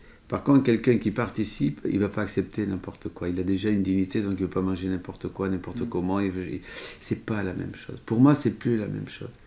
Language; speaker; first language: French; native; French